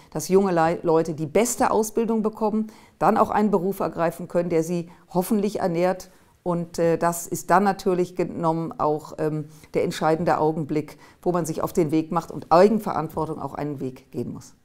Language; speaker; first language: German; native; German